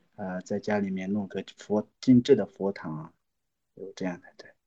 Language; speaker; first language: Chinese; non-native, local second language; Tibetan